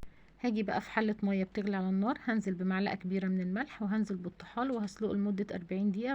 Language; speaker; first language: Arabic; native; Arabic